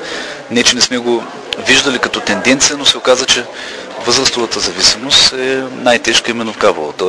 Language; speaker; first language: Bulgarian; native; Bulgarian